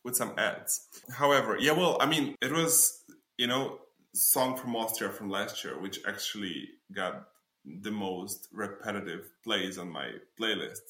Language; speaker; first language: English; non-native, fluent; Slovenian